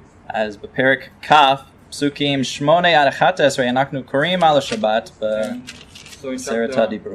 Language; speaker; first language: Hebrew; non-native, fluent; English